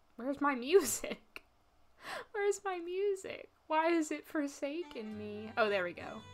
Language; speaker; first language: English; native; English